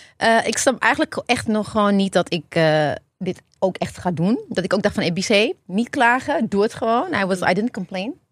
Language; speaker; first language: Dutch; non-native, fluent; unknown